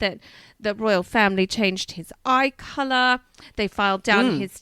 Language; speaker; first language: English; native; English